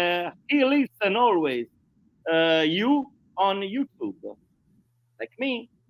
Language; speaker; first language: English; non-native, learner; Italian